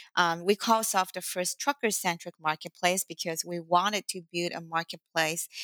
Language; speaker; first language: English; non-native, fluent; Chinese